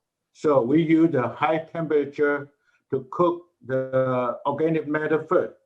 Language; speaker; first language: English; non-native, learner; Chinese